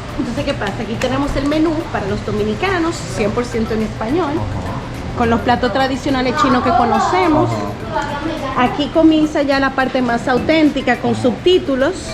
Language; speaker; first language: Spanish; early bilingual, other home language; English